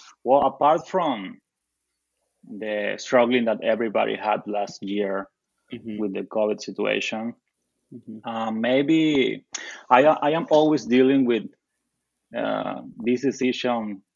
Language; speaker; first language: English; non-native, fluent; Spanish